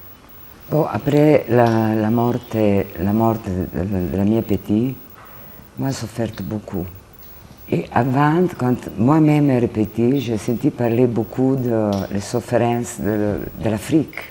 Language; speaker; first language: French; non-native, learner; Italian